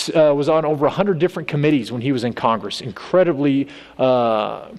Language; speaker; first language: English; native; English